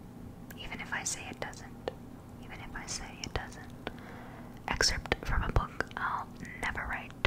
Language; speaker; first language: English; native; English